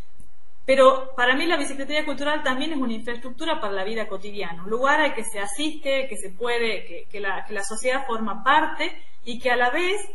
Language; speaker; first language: Spanish; native; Spanish